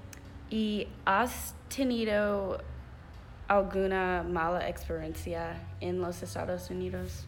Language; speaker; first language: Spanish; non-native, learner; English